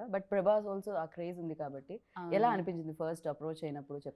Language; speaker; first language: Telugu; native; Telugu